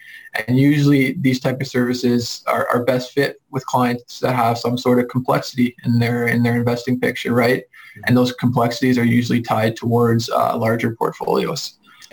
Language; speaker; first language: English; native; English